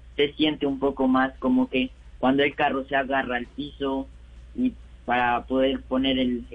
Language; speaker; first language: Spanish; native; Spanish